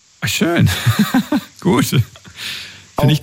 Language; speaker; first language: German; native; German